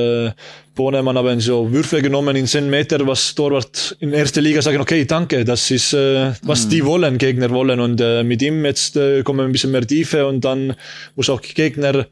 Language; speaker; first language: German; non-native, learner; Estonian